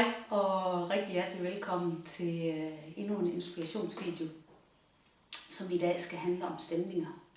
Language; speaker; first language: Danish; native; Danish